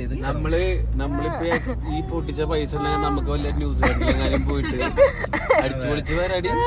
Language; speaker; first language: Malayalam; native; Malayalam